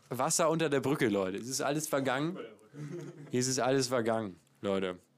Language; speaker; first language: German; native; German